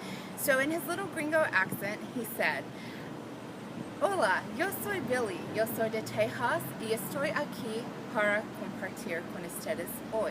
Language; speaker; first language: Spanish; non-native, fluent; English